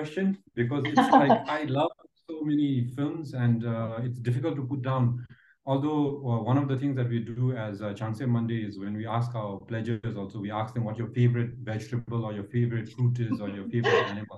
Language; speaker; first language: English; non-native, fluent; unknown